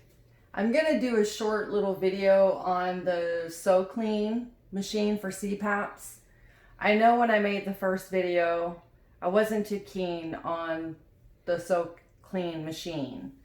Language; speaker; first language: English; native; English